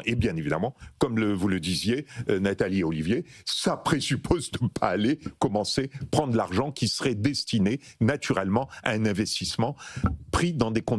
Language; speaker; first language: French; native; French